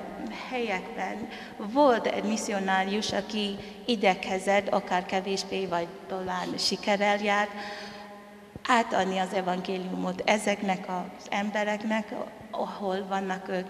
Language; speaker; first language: Hungarian; non-native, fluent; Tongan